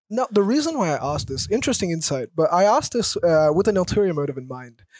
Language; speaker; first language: English; early bilingual, other home language; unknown